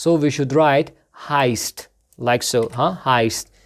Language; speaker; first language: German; non-native, fluent; Persian